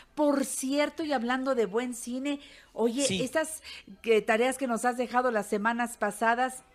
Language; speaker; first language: Spanish; native; Spanish